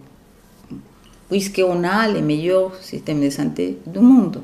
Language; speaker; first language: French; non-native, fluent; Spanish